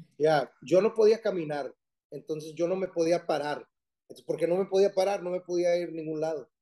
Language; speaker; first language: Spanish; early bilingual, heritage; Spanish